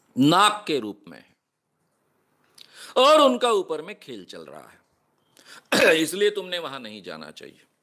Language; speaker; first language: Hindi; non-native, local second language; Marathi